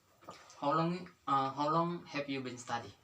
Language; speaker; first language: English; non-native, learner; Indonesian